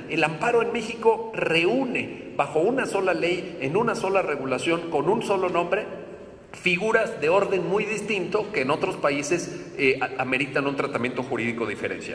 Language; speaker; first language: Spanish; native; Spanish